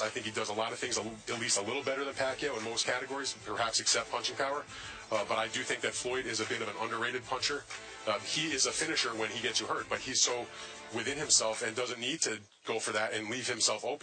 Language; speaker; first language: English; native; English